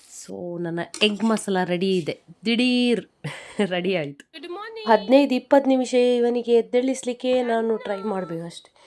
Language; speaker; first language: Kannada; non-native, local second language; Konkani